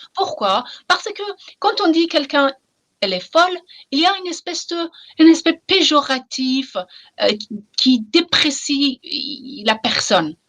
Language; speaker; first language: French; non-native, fluent; Persian